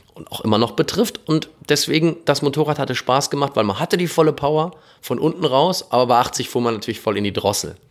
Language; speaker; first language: German; native; German